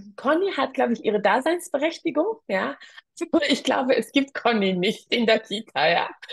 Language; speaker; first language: German; early bilingual, other home language; Tigrinya